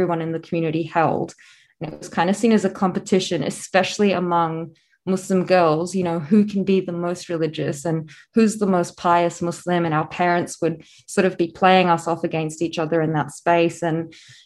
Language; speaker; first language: English; native; English